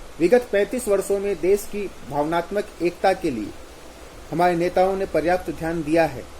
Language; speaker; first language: Hindi; native; Hindi